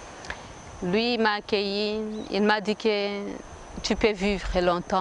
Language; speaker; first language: French; non-native, local second language; Kinyarwanda